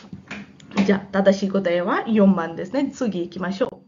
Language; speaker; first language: Japanese; non-native, fluent; Hindi